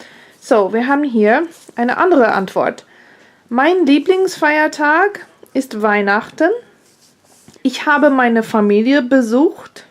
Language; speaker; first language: German; non-native, fluent; English